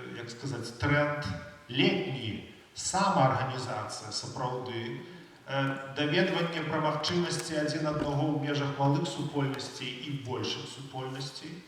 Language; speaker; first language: Belarusian; non-native, local second language; Russian